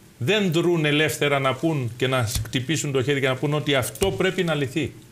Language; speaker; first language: Greek; native; Greek